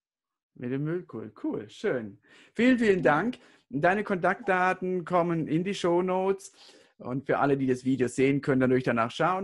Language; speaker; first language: German; native; German